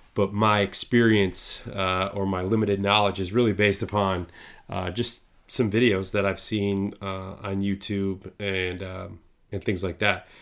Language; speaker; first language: English; native; English